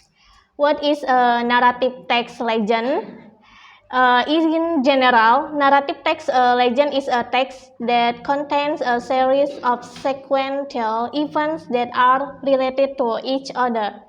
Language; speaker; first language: English; non-native, learner; Indonesian